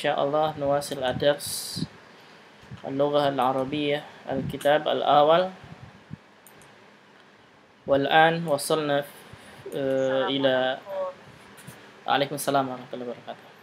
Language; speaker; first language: Arabic; non-native, fluent; Indonesian